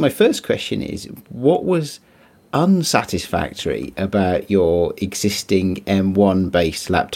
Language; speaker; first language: English; native; English